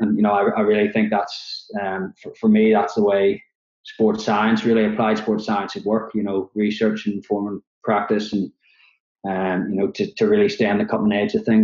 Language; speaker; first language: English; native; English